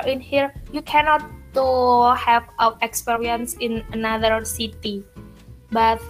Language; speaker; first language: English; non-native, learner; Indonesian